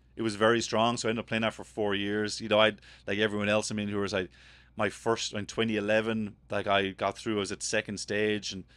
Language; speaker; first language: English; native; English